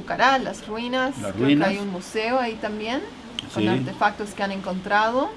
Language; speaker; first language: Spanish; native; Spanish